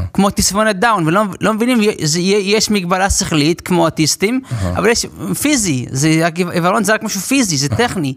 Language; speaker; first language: Hebrew; early bilingual, other home language; English